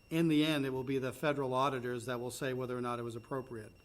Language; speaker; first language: English; native; English